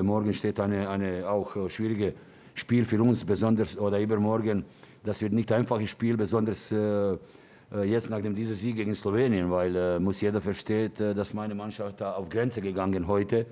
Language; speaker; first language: German; non-native, fluent; Russian